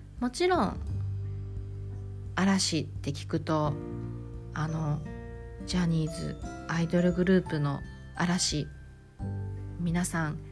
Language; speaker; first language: Japanese; native; Japanese